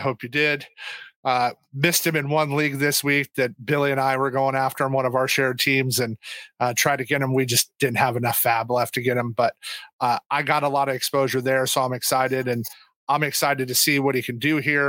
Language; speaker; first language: English; native; English